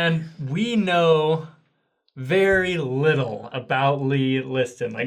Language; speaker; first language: English; native; English